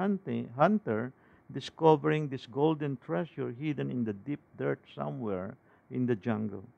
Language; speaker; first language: English; non-native, local second language; Filipino